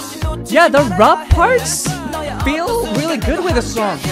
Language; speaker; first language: English; native; English